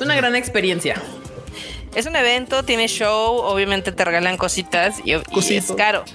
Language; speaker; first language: Spanish; native; Spanish